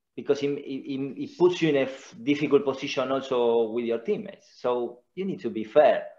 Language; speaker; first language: English; non-native, fluent; Spanish